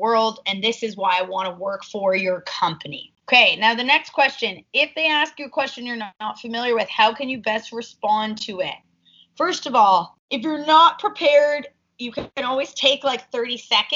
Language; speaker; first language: English; native; English